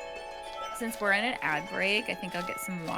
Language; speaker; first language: English; native; English